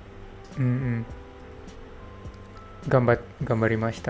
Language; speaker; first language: Japanese; non-native, learner; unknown